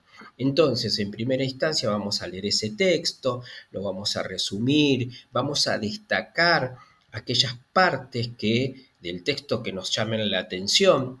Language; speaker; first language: Spanish; native; Spanish